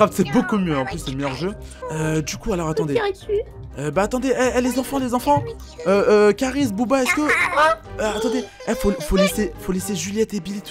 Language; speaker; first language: French; native; French